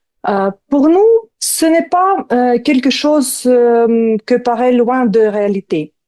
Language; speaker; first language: French; non-native, fluent; Ukrainian